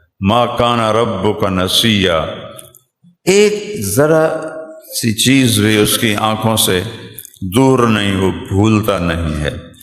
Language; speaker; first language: Urdu; non-native, local second language; Punjabi